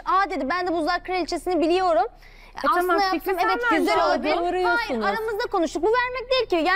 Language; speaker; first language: Turkish; native; Turkish